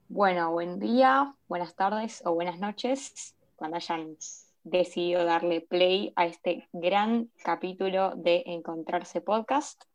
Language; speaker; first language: Spanish; native; Spanish